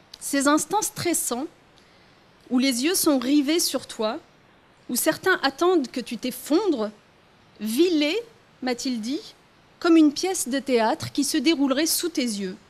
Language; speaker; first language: French; early bilingual, other home language; Riffian